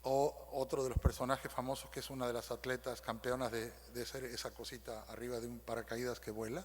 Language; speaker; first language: Spanish; native; Spanish